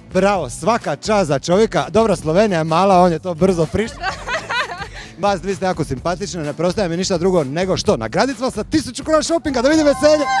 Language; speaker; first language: Croatian; native; Croatian